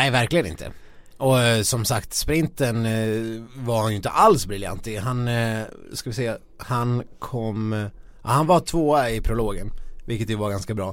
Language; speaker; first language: Swedish; native; Swedish